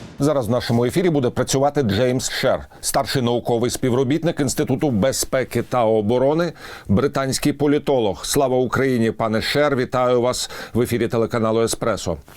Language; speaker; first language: Ukrainian; native; Ukrainian